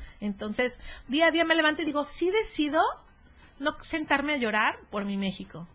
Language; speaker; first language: Spanish; native; Spanish